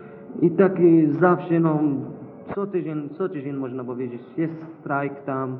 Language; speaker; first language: Polish; non-native, learner; Arabic